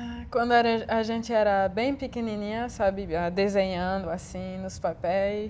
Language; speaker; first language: Portuguese; early bilingual, heritage; Portuguese